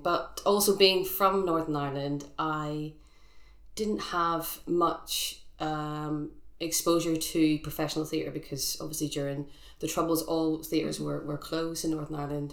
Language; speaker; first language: English; native; English